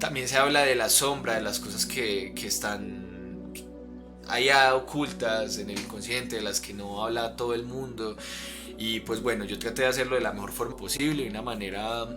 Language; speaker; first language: Spanish; native; Spanish